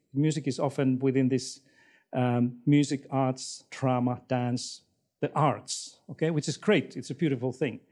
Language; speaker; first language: English; non-native, fluent; Finnish